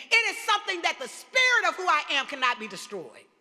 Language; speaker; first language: English; native; English